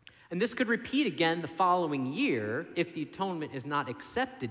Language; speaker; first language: English; native; English